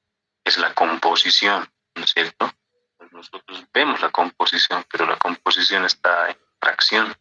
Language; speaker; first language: Spanish; native; Spanish